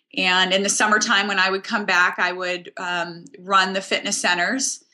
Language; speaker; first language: English; native; English